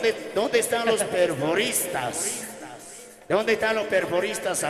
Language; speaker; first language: Spanish; native; Spanish